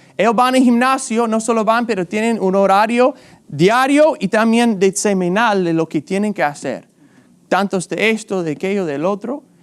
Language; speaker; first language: Spanish; non-native, fluent; English